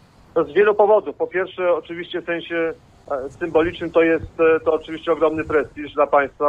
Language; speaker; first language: Polish; native; Polish